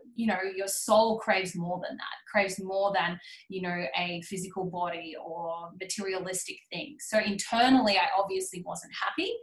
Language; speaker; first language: English; native; English